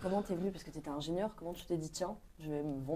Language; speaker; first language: French; native; French